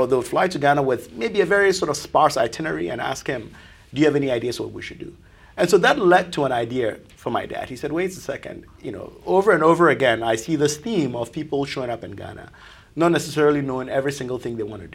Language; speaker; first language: English; non-native, local second language; Akan